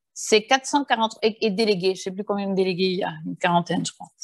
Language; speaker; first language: French; early bilingual, heritage; Spanish